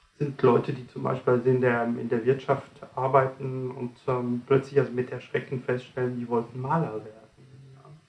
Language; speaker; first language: German; non-native, fluent; French